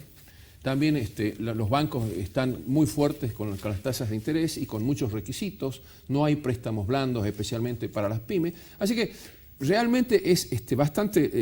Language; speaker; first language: Spanish; native; Spanish